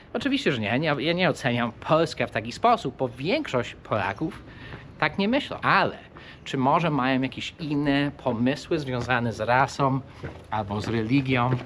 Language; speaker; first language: Polish; early bilingual, heritage; English